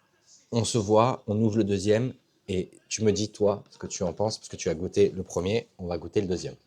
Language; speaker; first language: French; native; French